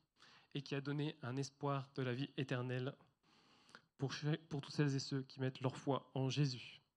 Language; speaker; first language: French; native; French